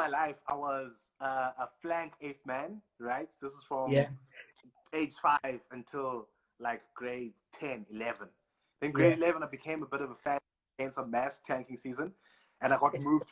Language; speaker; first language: English; non-native, local second language; Xhosa